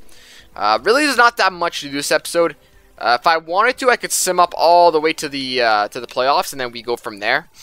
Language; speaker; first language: English; native; English